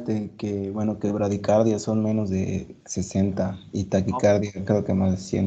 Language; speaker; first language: Spanish; native; Spanish